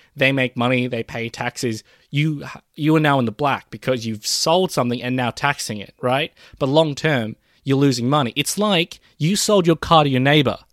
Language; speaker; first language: English; early bilingual, other home language; Filipino